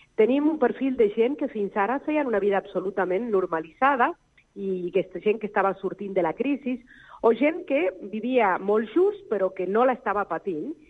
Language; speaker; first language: Catalan; non-native, fluent; Spanish